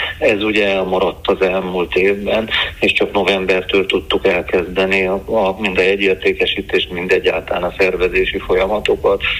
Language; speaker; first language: Hungarian; native; Hungarian